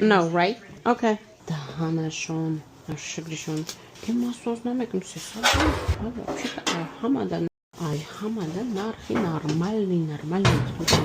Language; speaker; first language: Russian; non-native, local second language; Tajik